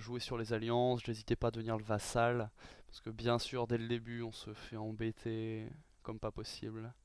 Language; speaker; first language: French; native; French